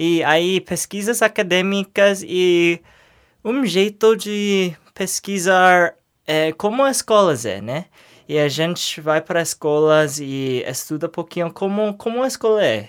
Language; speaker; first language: Portuguese; non-native, learner; English